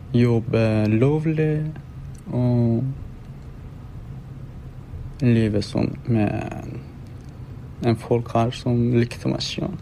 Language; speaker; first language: Norwegian; non-native, learner; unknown